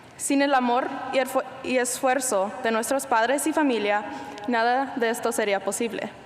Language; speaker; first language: Spanish; early bilingual, heritage; Spanish